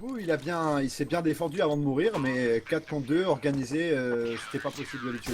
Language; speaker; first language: French; native; French